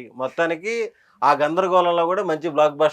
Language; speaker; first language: Telugu; native; Telugu